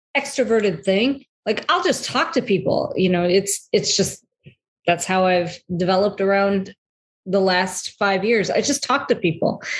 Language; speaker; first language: English; native; English